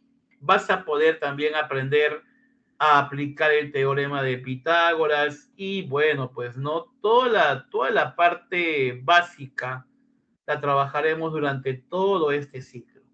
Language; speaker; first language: Spanish; native; Spanish